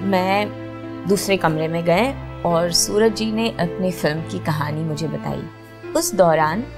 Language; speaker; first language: Hindi; non-native, local second language; Marathi